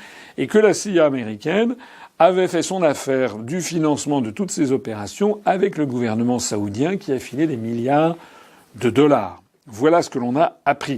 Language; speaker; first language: French; native; French